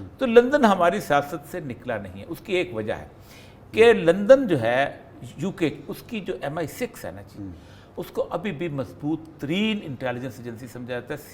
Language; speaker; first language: Urdu; non-native, local second language; Punjabi